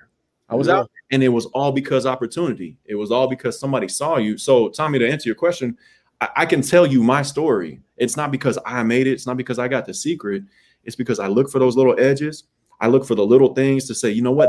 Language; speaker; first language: English; native; English